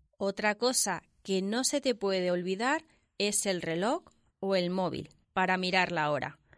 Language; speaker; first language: Spanish; native; Spanish